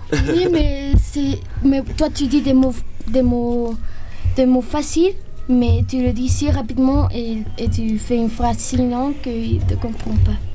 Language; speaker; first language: French; early bilingual, heritage; French